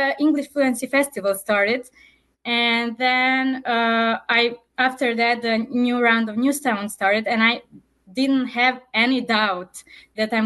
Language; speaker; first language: English; non-native, fluent; Serbian